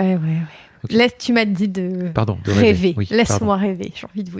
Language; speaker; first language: French; native; French